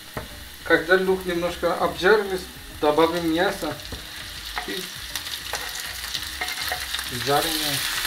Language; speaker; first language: Russian; non-native, learner; Persian